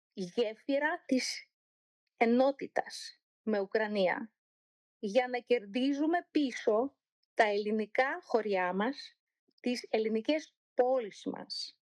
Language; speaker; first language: Greek; non-native, learner; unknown